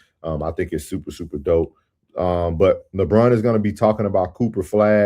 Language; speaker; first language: English; native; English